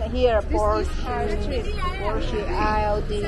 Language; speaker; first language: English; non-native, learner; Filipino